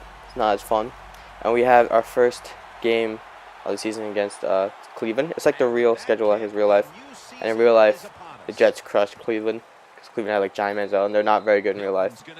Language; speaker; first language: English; native; English